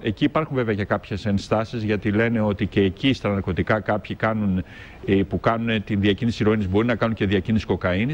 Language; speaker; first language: Greek; native; Greek